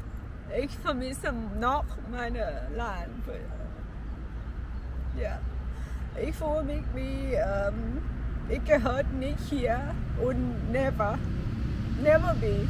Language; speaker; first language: German; non-native, learner; Thai